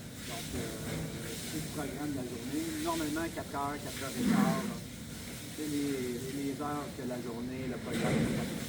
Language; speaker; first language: French; native; French